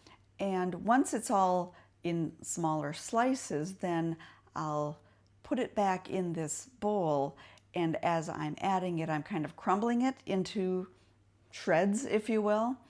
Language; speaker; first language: English; native; English